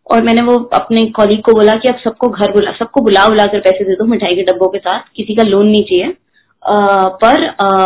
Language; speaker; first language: Hindi; native; Hindi